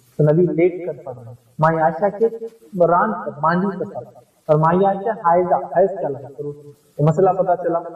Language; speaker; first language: Urdu; native; Urdu